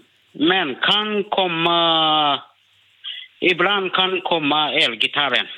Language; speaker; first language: Swedish; non-native, learner; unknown